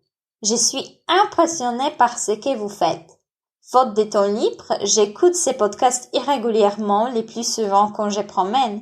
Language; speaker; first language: French; non-native, fluent; Polish